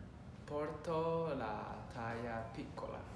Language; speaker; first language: Italian; non-native, learner; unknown